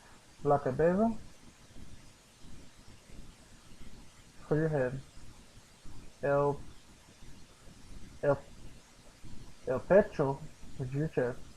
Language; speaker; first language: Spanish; non-native, learner; English